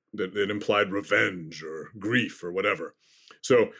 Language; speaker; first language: English; native; English